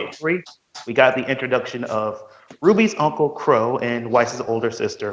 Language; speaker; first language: English; native; English